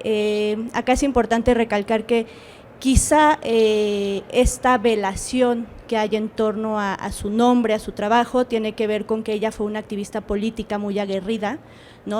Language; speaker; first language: Spanish; native; Spanish